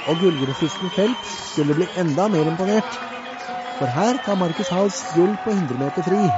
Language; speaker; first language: Norwegian; native; Norwegian